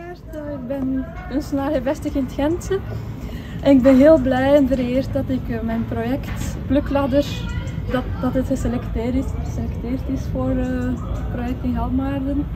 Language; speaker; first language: Dutch; non-native, fluent; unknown